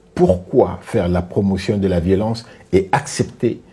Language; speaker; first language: French; non-native, local second language; Sango